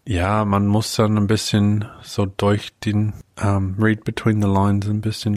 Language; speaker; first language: German; non-native, fluent; English